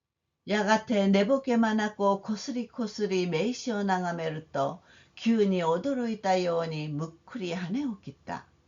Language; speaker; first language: Japanese; non-native, fluent; Korean